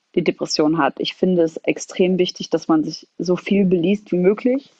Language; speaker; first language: German; non-native, fluent; Arabic